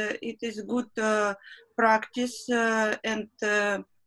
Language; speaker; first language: English; non-native, learner; Russian